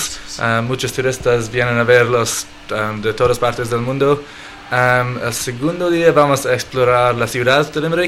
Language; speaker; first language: Spanish; non-native, fluent; English